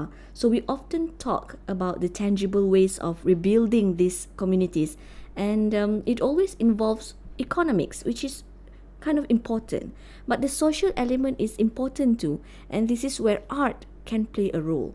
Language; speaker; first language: English; non-native, local second language; Malay